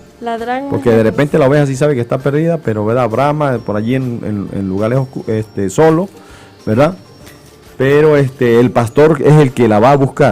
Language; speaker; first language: Spanish; native; Spanish